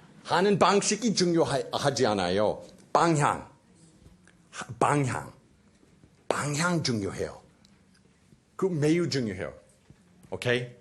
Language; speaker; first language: Korean; non-native, fluent; English